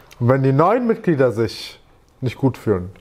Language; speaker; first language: German; native; German